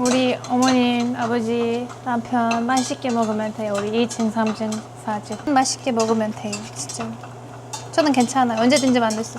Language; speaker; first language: Korean; non-native, learner; Turkish